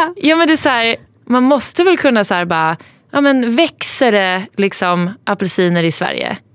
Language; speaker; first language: Swedish; native; Swedish